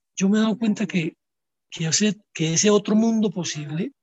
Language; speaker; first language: Spanish; native; Spanish